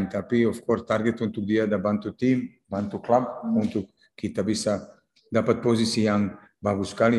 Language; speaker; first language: Indonesian; non-native, fluent; Serbian